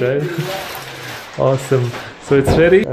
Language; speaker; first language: English; non-native, local second language; Hindi